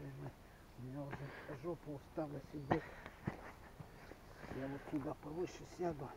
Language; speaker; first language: Russian; native; Russian